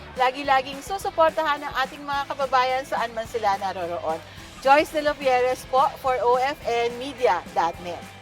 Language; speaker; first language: Filipino; native; Filipino